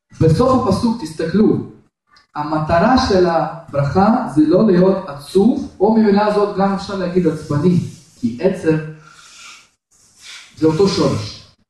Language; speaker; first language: Hebrew; non-native, fluent; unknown